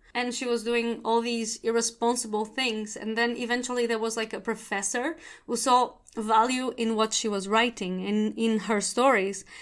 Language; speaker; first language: English; non-native, fluent; Portuguese